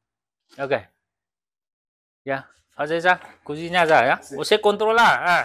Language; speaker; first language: Portuguese; non-native, learner; Vietnamese